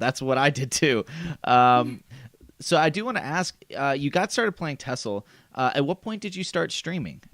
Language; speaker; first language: English; native; English